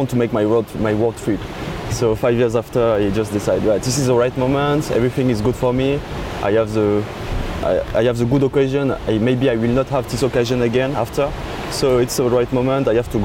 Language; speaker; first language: English; non-native, learner; French